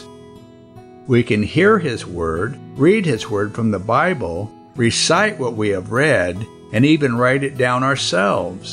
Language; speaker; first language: English; non-native, local second language; Yoruba